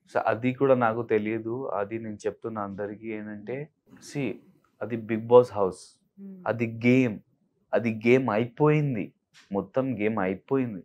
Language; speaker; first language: Telugu; non-native, local second language; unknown